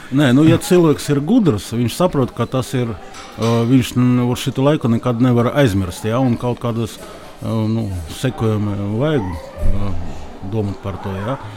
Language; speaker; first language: Latvian; non-native, local second language; Russian